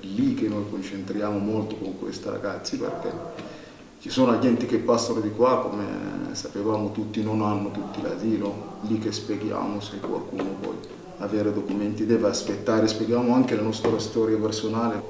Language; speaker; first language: Italian; non-native, fluent; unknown